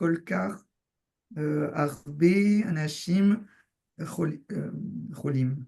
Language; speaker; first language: Hebrew; non-native, learner; French